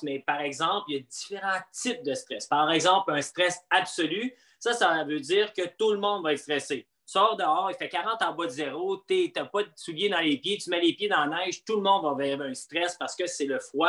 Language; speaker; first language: French; native; French